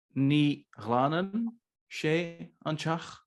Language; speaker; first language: Irish; non-native, learner; Dutch